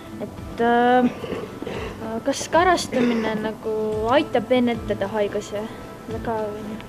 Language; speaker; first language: Estonian; non-native, local second language; Russian